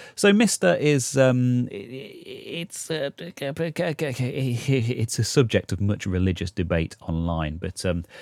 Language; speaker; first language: English; native; English